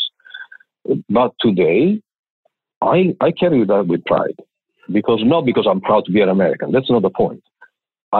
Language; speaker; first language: English; non-native, fluent; Italian